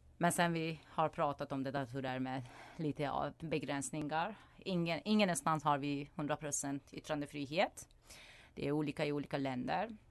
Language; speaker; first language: Swedish; non-native, fluent; Persian